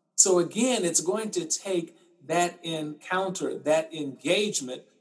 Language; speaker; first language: English; native; English